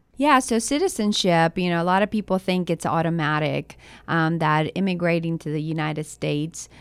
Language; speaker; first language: English; early bilingual, other home language; Spanish